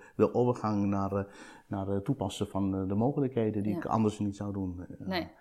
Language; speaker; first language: Dutch; non-native, fluent; Italian